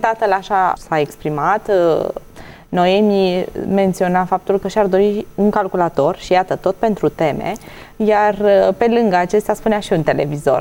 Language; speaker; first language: Romanian; native; Romanian